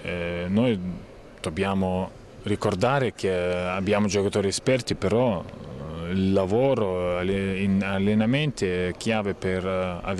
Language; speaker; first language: Italian; non-native, fluent; Lithuanian